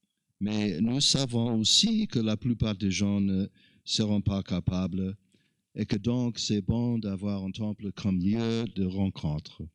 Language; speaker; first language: French; non-native, learner; English